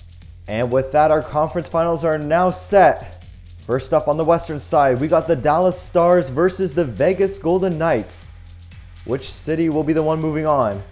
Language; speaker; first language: English; native; English